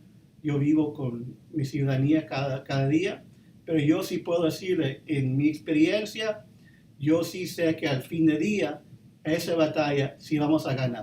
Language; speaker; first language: Spanish; early bilingual, heritage; Spanish